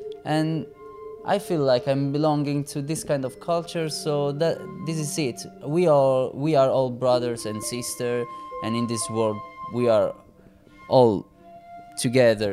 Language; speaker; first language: English; non-native, fluent; Italian